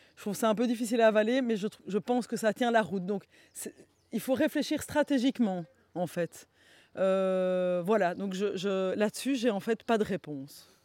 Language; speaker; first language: French; native; French